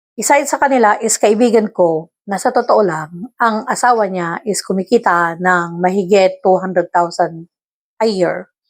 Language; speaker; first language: Filipino; non-native, local second language; Iloko